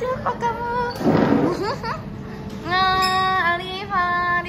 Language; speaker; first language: Indonesian; non-native, fluent; Japanese